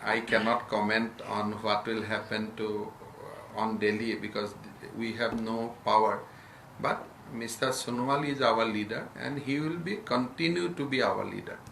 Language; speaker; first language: English; non-native, local second language; Assamese